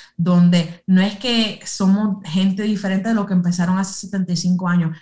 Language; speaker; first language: Spanish; early bilingual, heritage; Spanish